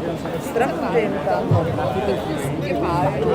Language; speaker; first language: Italian; native; Italian